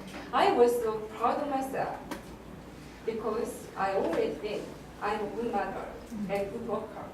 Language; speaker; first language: English; non-native, learner; Korean